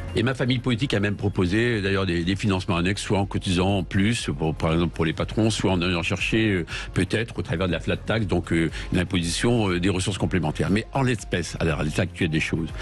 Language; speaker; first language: French; native; French